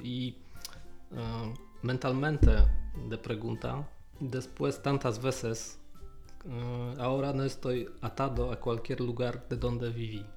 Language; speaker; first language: Spanish; non-native, learner; Polish